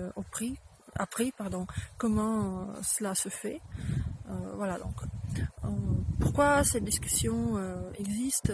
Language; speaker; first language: French; non-native, fluent; Russian